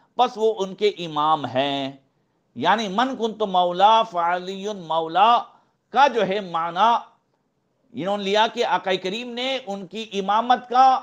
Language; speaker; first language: Hindi; native; Hindi